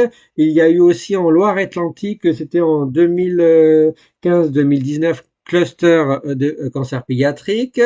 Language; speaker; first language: French; native; French